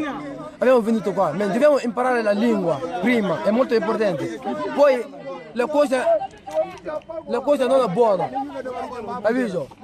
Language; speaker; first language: Italian; non-native, learner; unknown